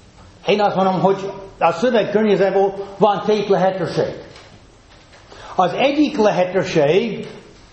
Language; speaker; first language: Hungarian; non-native, fluent; English